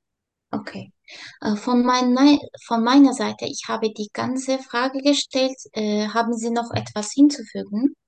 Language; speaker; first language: German; non-native, learner; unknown